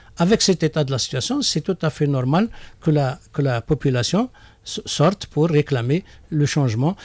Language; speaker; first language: French; non-native, local second language; Arabic